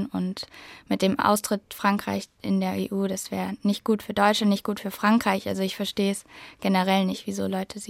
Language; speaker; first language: German; native; German